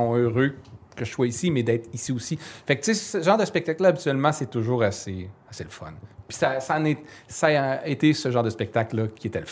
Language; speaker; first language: French; native; French